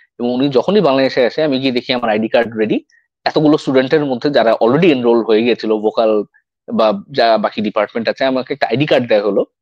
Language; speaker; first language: Bangla; native; Bangla